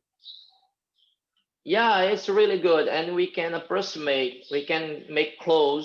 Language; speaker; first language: English; non-native, fluent; Portuguese